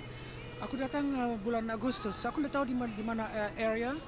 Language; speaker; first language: Indonesian; early bilingual, heritage; Dutch